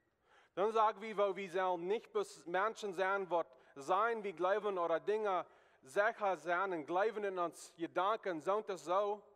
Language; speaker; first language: German; non-native, learner; Plautdietsch